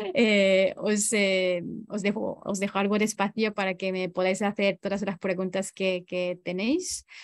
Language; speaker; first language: Spanish; non-native, fluent; Japanese